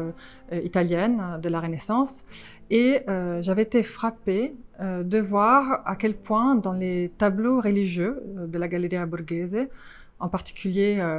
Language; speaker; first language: French; non-native, fluent; Italian